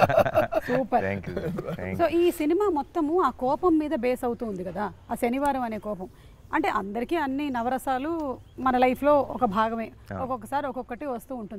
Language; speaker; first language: Telugu; native; Telugu